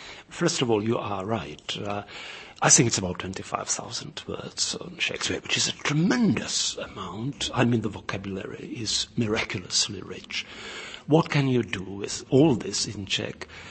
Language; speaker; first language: English; non-native, fluent; Czech